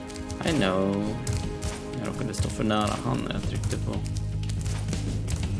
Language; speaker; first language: Swedish; native; Swedish